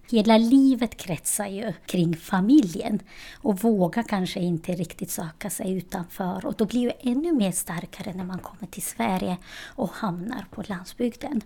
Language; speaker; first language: Swedish; non-native, fluent; Albanian